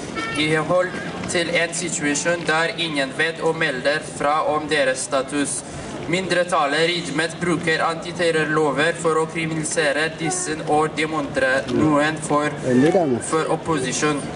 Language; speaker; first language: Norwegian; non-native, fluent; Oromo